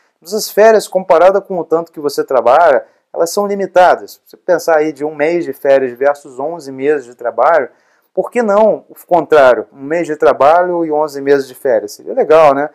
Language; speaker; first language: Portuguese; native; Portuguese